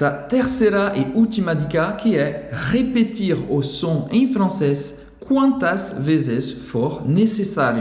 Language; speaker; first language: Portuguese; non-native, fluent; French